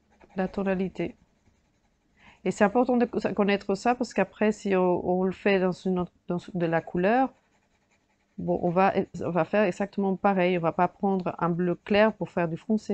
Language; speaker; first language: French; native; French